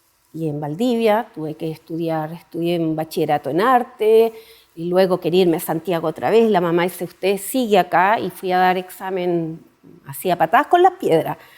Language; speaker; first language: Spanish; native; Spanish